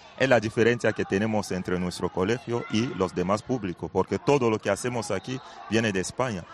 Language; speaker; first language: Spanish; non-native, fluent; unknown